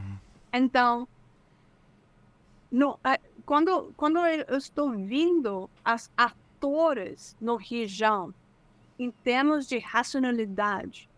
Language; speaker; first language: Portuguese; non-native, fluent; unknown